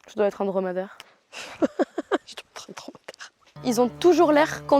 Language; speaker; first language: French; native; French